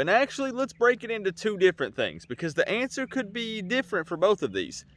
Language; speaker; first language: English; native; English